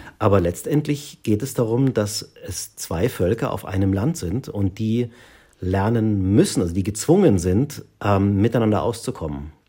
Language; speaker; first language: German; native; German